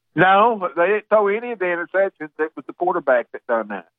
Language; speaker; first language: English; native; English